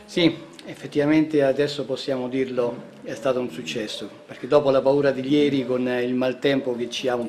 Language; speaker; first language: Italian; native; Italian